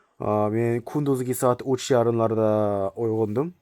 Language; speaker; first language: Uzbek; non-native, learner; Korean